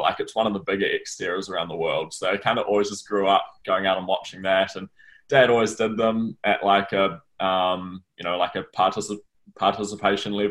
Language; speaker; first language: English; native; English